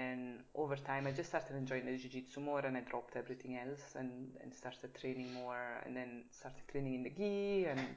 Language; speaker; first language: English; non-native, fluent; Italian